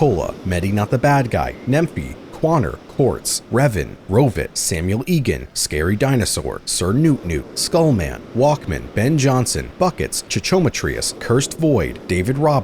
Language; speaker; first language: English; native; English